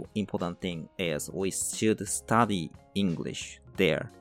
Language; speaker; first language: English; non-native, fluent; Japanese